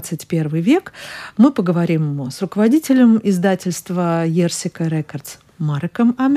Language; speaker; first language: Russian; native; Russian